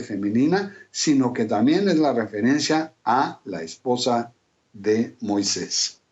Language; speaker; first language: Spanish; native; Spanish